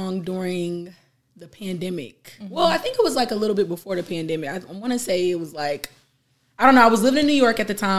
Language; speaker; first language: English; native; English